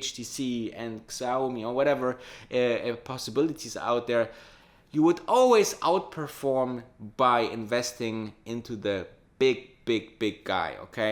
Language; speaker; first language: English; non-native, fluent; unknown